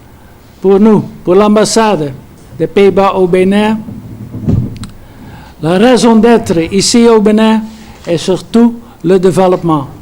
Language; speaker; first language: French; non-native, fluent; Dutch